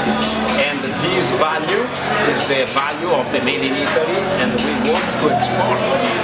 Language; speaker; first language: English; non-native, fluent; Italian